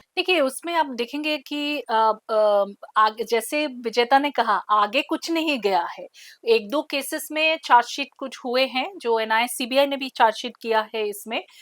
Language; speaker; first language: Hindi; non-native, local second language; Assamese